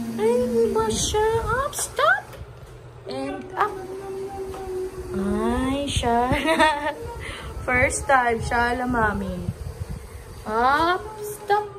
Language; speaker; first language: Filipino; native; Filipino